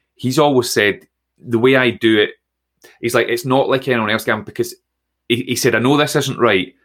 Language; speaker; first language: English; native; English